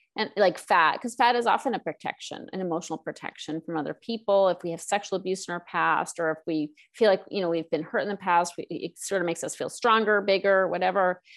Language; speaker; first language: English; native; English